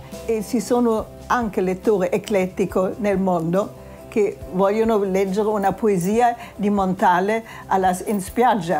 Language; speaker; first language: Italian; non-native, fluent; German